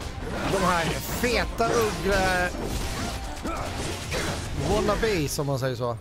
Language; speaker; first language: Swedish; native; Swedish